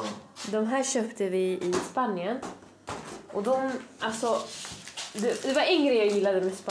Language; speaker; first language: Swedish; native; Swedish